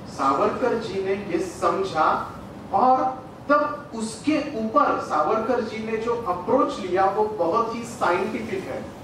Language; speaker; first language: Hindi; non-native, local second language; Marathi